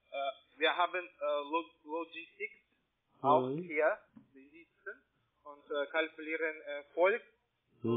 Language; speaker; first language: German; non-native, learner; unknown